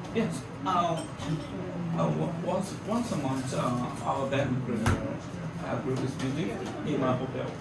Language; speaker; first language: English; non-native, learner; Japanese